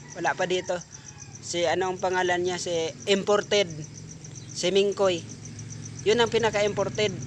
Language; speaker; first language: Filipino; non-native, local second language; Cebuano